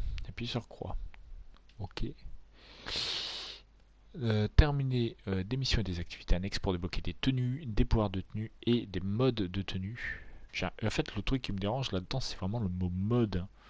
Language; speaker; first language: French; native; French